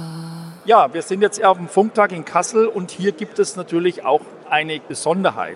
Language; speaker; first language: German; native; German